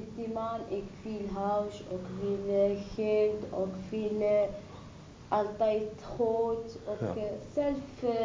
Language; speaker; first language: Dutch; non-native, learner; Arabic